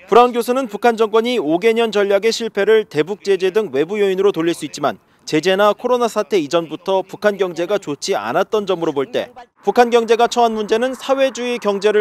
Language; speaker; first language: Korean; native; Korean